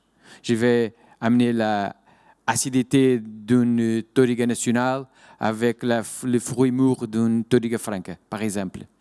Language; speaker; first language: French; non-native, fluent; Portuguese